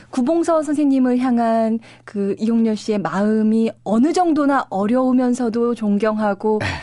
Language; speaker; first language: Korean; native; Korean